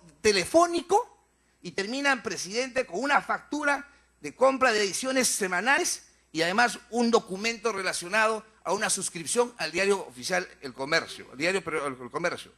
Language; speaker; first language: Spanish; native; Spanish